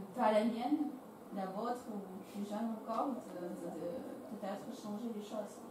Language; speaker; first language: French; non-native, fluent; Ukrainian